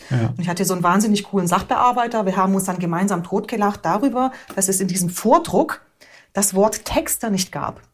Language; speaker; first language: German; early bilingual, other home language; Hungarian